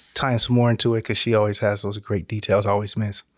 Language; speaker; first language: English; native; English